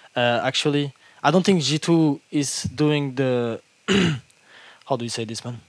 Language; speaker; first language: English; non-native, fluent; French